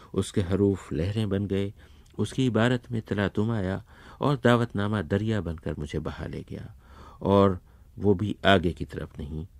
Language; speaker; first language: Urdu; native; Urdu